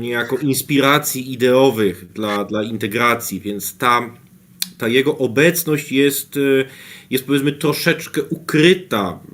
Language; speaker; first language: Polish; native; Polish